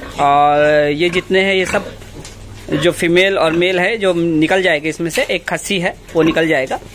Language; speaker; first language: Hindi; non-native, local second language; Assamese